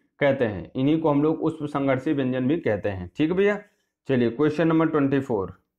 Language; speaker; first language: Hindi; native; Hindi